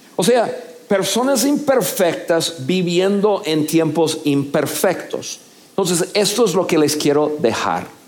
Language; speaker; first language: Spanish; non-native, fluent; English